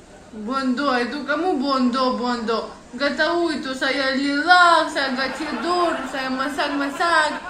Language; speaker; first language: Indonesian; non-native, learner; Russian